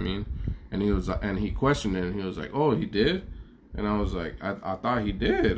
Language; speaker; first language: English; native; English